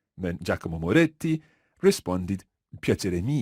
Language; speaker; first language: Italian; non-native, fluent; English